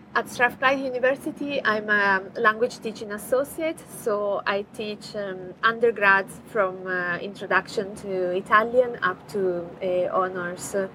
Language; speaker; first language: English; non-native, fluent; Italian